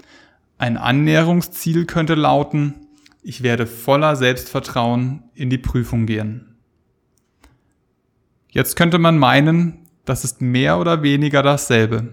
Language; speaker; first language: German; native; German